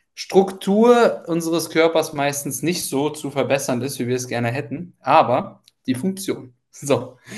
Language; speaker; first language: German; early bilingual, other home language; Ukrainian